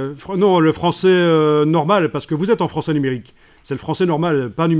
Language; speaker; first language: French; native; French